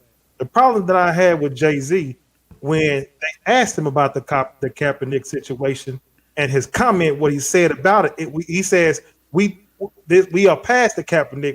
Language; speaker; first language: English; native; English